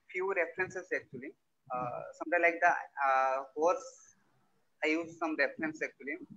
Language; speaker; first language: English; non-native, local second language; Odia